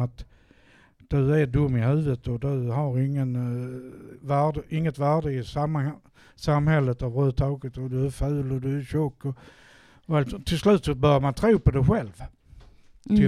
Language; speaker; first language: Swedish; native; Swedish